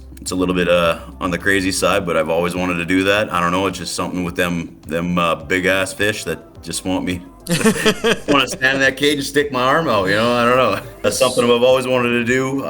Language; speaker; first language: English; native; English